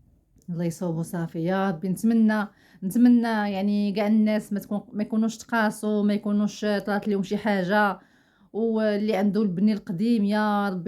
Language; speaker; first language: Arabic; native; Arabic